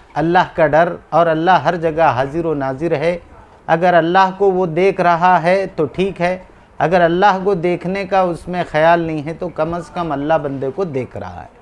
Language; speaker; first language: Hindi; native; Hindi